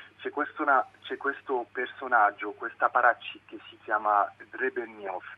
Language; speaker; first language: Italian; early bilingual, heritage; French